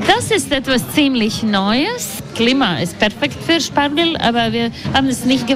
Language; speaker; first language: German; non-native, learner; Latvian